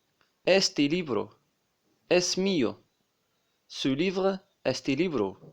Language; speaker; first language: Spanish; non-native, fluent; Arabic